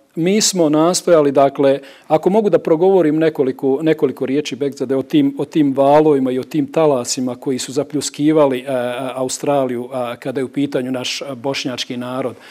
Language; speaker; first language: Bosnian; native; Bosnian